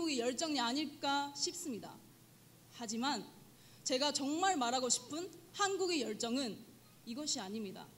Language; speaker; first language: Korean; non-native, fluent; Chinese